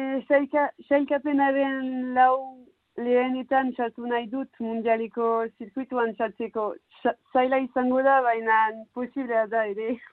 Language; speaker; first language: Basque; non-native, local second language; French